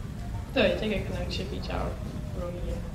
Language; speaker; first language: Chinese; non-native, fluent; English